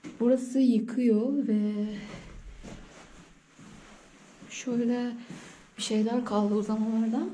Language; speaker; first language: Turkish; non-native, learner; Persian